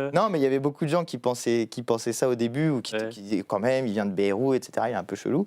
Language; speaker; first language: French; native; French